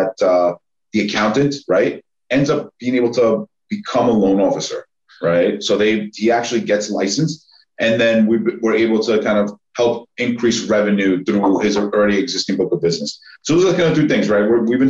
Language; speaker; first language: English; native; English